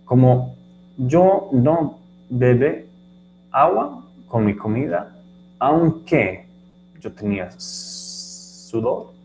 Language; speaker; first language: Spanish; non-native, learner; English